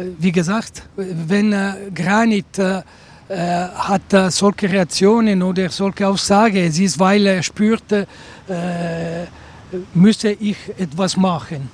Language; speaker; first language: German; non-native, local second language; Italian